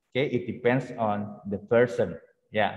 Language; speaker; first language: English; non-native, fluent; Indonesian